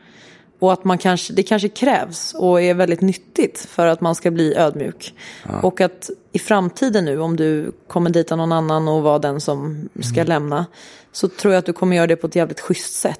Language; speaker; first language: Swedish; native; Swedish